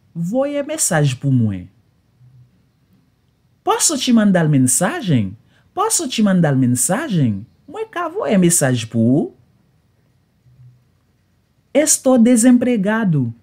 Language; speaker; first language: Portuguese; non-native, learner; Haitian Creole